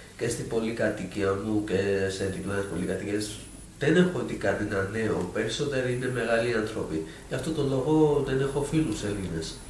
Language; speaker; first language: Greek; non-native, learner; Georgian